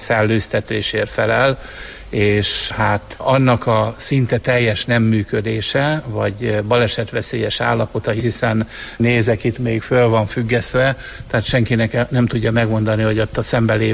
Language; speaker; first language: Hungarian; native; Hungarian